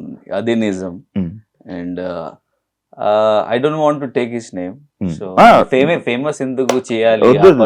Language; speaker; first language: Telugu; non-native, learner; Hindi